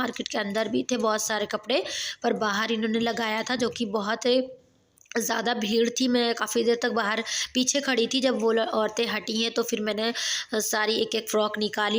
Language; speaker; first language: Hindi; native; Hindi